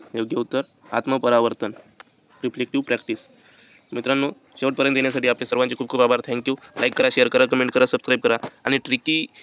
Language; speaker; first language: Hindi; non-native, local second language; Marathi